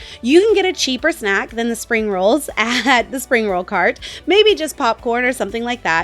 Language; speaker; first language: English; native; English